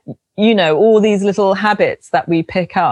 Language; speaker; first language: English; native; English